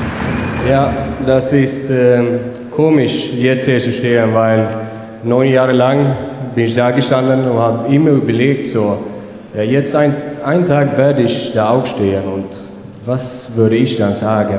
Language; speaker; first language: German; non-native, fluent; Swedish